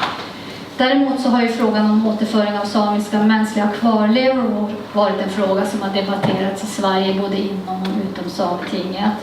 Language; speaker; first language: Swedish; native; Swedish